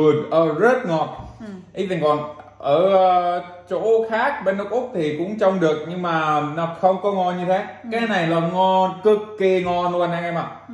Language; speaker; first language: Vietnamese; non-native, fluent; English